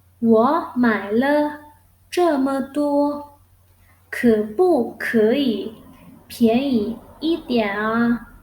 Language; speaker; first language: Chinese; non-native, fluent; Thai